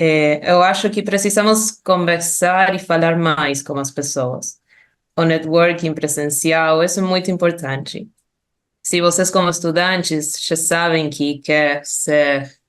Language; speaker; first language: Portuguese; non-native, fluent; Spanish